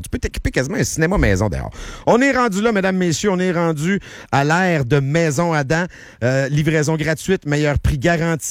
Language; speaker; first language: French; native; French